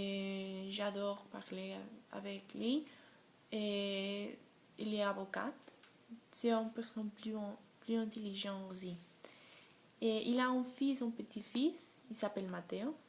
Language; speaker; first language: French; non-native, learner; Spanish